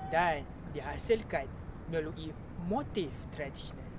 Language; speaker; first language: Malay; native; Malay